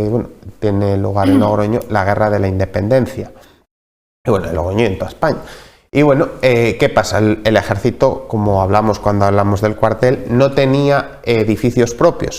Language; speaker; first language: Spanish; native; Spanish